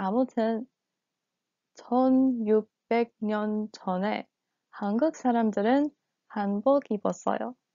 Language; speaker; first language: Korean; non-native, learner; English